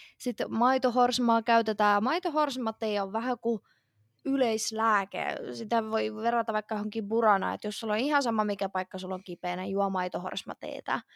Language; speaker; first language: Finnish; early bilingual, other home language; Russian